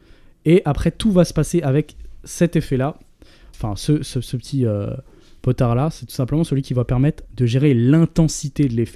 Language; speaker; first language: French; native; French